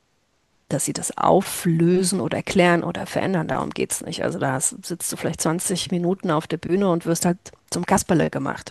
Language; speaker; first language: German; native; German